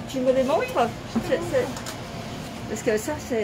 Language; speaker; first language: French; non-native, fluent; Italian